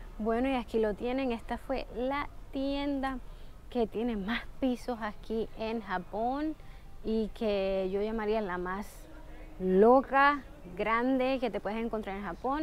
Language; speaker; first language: Spanish; early bilingual, heritage; Spanish